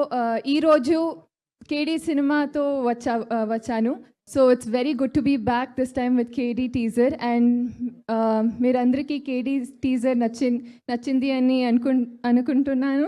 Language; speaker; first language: Telugu; non-native, learner; Kannada